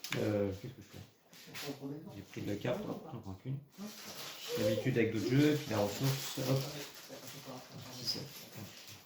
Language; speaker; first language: French; native; French